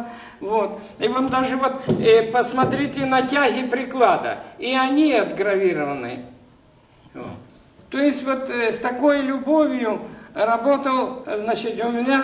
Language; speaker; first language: Russian; native; Russian